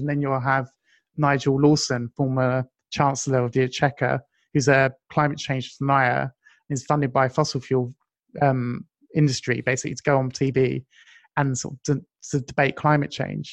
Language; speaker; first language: English; native; English